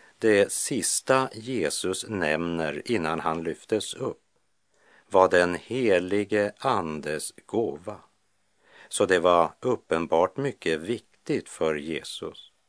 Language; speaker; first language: Swedish; native; Swedish